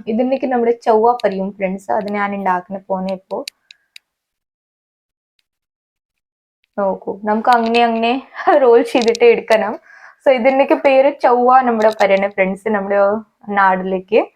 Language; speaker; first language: Malayalam; non-native, fluent; Hindi